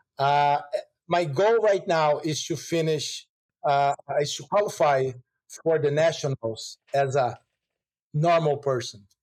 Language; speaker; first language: English; non-native, fluent; Portuguese